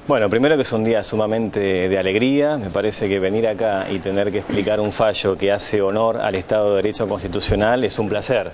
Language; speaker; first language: Spanish; native; Spanish